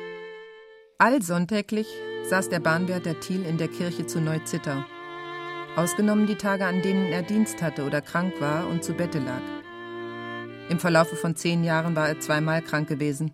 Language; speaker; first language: German; native; German